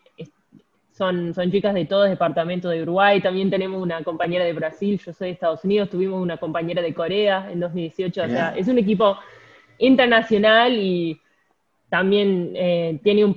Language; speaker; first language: Spanish; native; Spanish